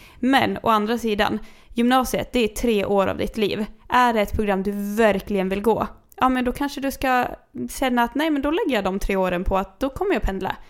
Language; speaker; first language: Swedish; native; Swedish